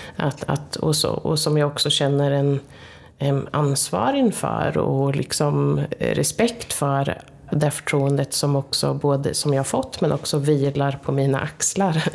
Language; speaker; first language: Swedish; native; Swedish